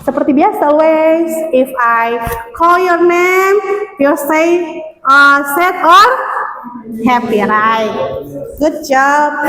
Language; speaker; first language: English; non-native, learner; Indonesian